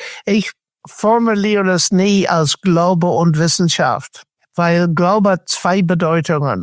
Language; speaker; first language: German; non-native, fluent; English